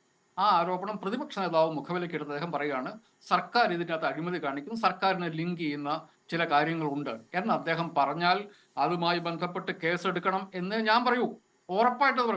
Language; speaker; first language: Malayalam; native; Malayalam